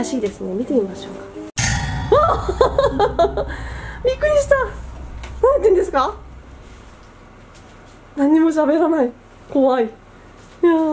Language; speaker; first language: Japanese; native; Japanese